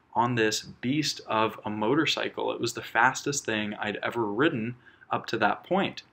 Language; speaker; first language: English; native; English